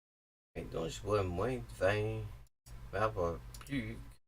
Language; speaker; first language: French; non-native, learner; English